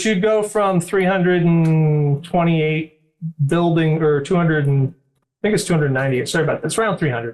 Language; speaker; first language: English; native; English